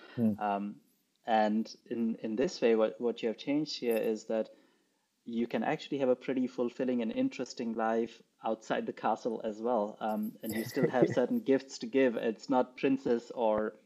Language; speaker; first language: English; non-native, local second language; Urdu